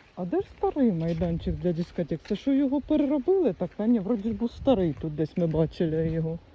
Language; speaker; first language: Ukrainian; native; Ukrainian